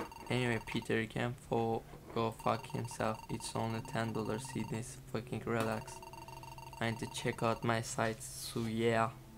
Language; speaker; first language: English; non-native, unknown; Turkish